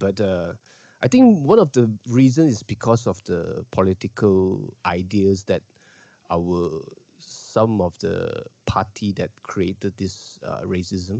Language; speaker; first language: English; non-native, local second language; Cantonese